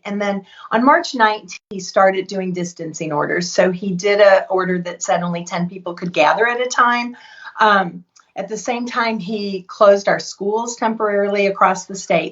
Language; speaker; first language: English; native; English